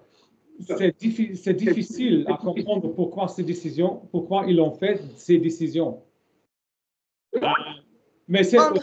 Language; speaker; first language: French; non-native, learner; German